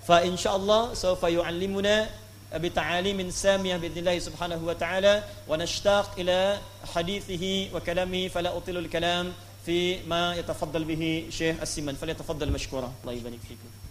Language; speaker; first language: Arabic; non-native, fluent; Indonesian